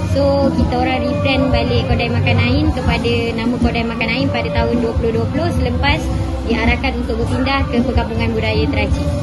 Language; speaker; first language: Malay; native; Malay